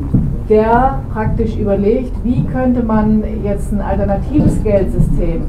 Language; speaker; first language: German; native; German